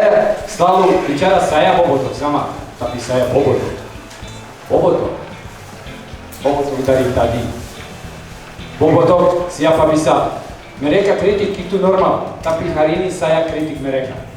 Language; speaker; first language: Indonesian; non-native, learner; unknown